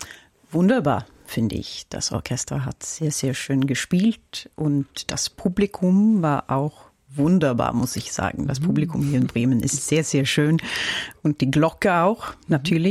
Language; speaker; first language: German; non-native, fluent; Norwegian